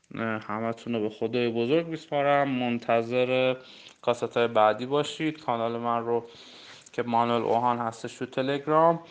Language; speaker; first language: Persian; non-native, local second language; Armenian